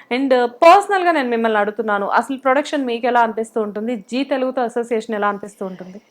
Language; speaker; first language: Telugu; native; Telugu